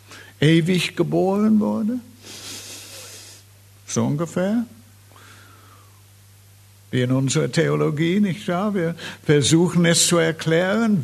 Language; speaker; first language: German; non-native, fluent; English